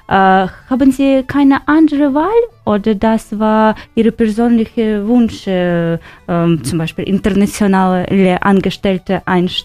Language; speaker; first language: German; non-native, learner; Ukrainian